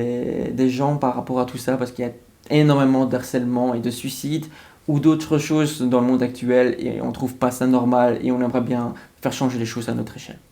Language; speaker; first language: French; native; French